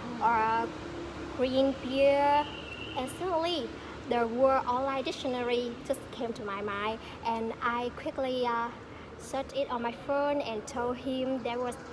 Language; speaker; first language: English; non-native, fluent; Vietnamese